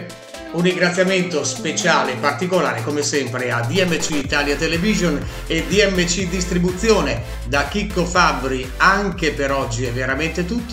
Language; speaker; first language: Italian; native; Italian